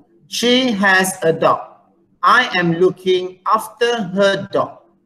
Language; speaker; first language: English; non-native, local second language; Malay